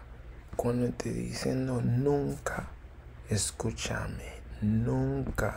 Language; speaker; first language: Spanish; early bilingual, heritage; English